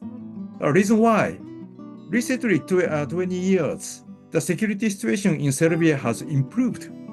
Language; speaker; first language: English; non-native, learner; Japanese